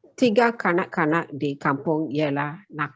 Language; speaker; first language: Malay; non-native, learner; Tamil